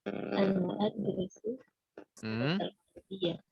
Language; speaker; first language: Arabic; non-native, learner; Indonesian